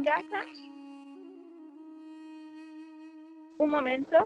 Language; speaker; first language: Spanish; non-native, fluent; Arabic